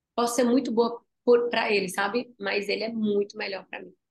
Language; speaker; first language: Portuguese; native; Portuguese